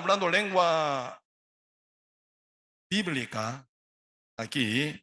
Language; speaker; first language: Spanish; non-native, learner; Korean